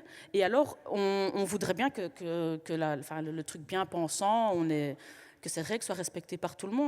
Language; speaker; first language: French; native; French